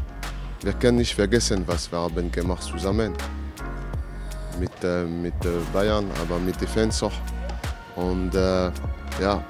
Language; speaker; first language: German; non-native, learner; French